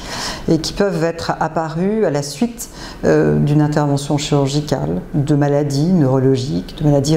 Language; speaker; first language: French; native; French